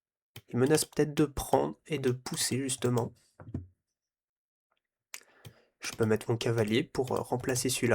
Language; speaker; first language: French; native; French